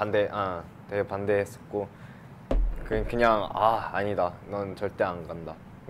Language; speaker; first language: Korean; non-native, fluent; English